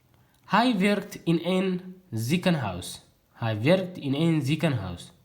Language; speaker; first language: Dutch; non-native, learner; Tigrinya